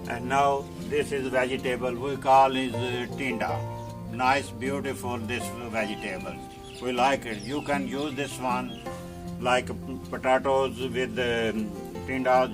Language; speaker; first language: English; non-native, learner; Punjabi